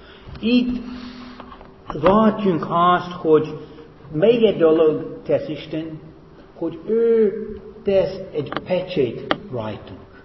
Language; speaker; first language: Hungarian; non-native, fluent; English